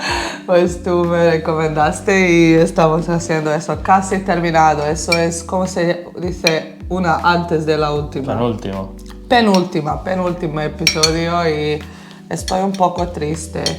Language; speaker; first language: Spanish; non-native, learner; Bosnian